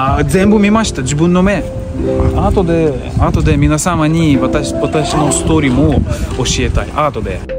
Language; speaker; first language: Japanese; non-native, learner; Russian